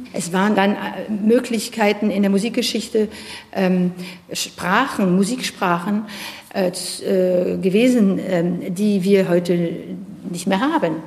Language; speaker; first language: German; non-native, fluent; French